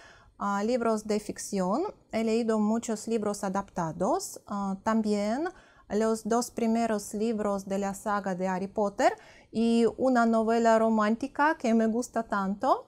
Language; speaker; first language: Spanish; non-native, fluent; Russian